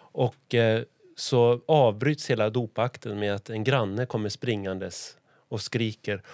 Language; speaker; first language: Swedish; native; Swedish